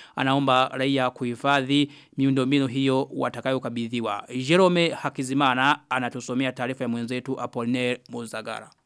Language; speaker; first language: Swahili; non-native, local second language; Rundi